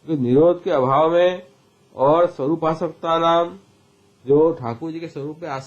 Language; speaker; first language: Hindi; non-native, local second language; Gujarati